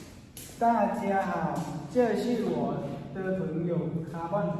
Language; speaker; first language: Chinese; non-native, learner; Thai